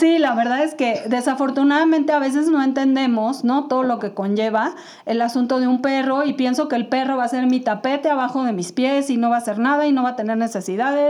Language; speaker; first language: Spanish; native; Spanish